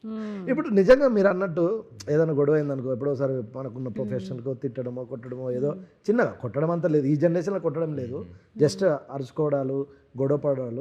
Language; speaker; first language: Telugu; native; Telugu